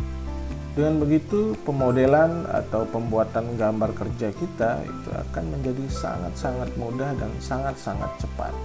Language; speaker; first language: Indonesian; native; Indonesian